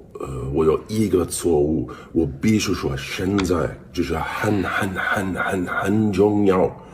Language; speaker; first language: Chinese; non-native, learner; English